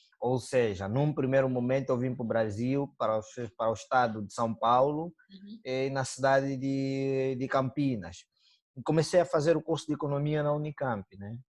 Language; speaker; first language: Portuguese; native; Portuguese